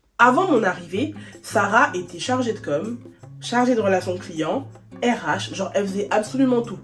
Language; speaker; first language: French; native; French